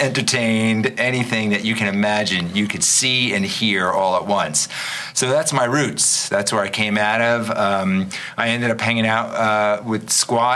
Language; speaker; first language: English; native; English